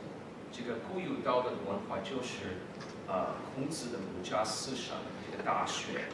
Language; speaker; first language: Chinese; early bilingual, heritage; English